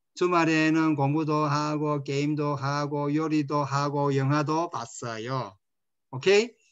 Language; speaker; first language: Korean; non-native, fluent; Spanish